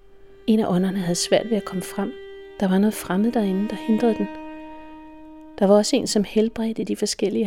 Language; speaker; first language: Danish; native; Danish